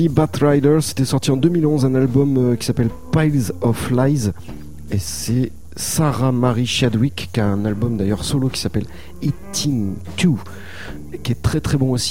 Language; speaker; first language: French; native; French